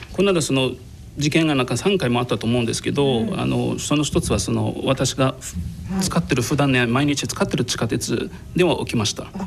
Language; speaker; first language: Japanese; non-native, fluent; Arabic